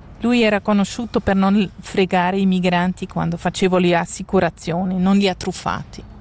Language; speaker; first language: Italian; non-native, local second language; German